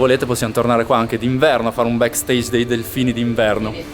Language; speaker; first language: Italian; native; Italian